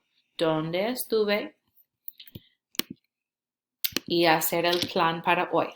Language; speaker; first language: Spanish; non-native, fluent; English